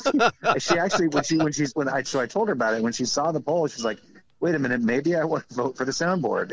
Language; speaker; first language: English; native; English